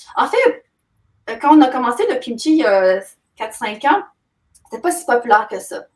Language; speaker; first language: French; native; French